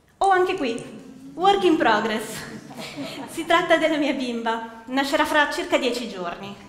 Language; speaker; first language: Italian; native; Italian